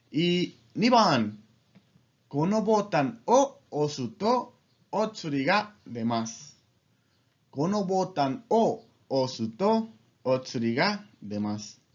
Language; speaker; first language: Japanese; non-native, fluent; Spanish